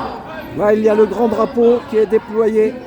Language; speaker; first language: French; native; French